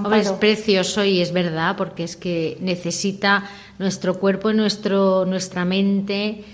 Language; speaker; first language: Spanish; non-native, local second language; Catalan